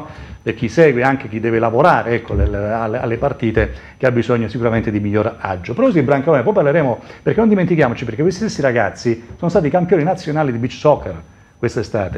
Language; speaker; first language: Italian; native; Italian